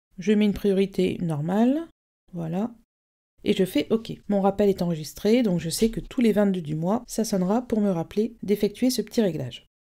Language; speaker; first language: French; native; French